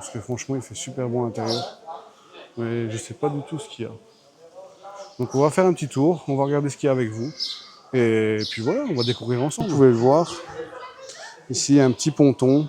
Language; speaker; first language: French; native; French